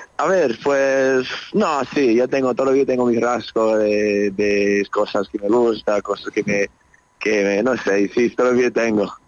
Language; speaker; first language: Spanish; non-native, fluent; English